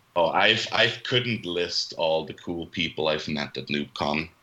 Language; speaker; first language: English; non-native, fluent; Swiss German